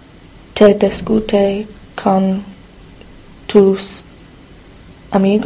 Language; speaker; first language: Spanish; non-native, learner; English